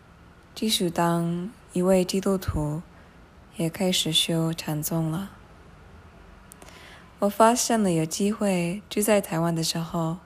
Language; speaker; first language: Chinese; non-native, fluent; English